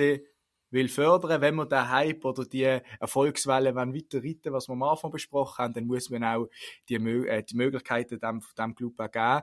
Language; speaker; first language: German; native; German